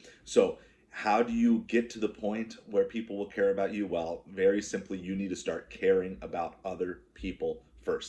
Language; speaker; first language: English; native; English